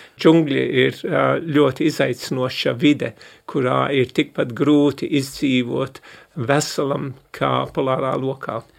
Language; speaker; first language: Latvian; early bilingual, heritage; Latvian